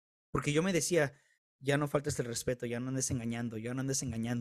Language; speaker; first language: Spanish; early bilingual, heritage; Spanish